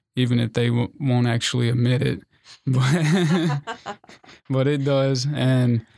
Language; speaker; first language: English; native; English